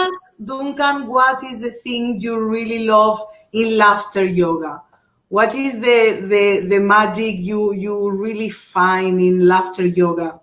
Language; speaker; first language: English; non-native, fluent; Portuguese